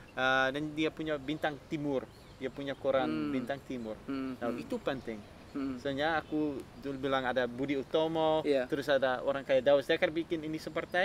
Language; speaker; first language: Indonesian; non-native, fluent; Dutch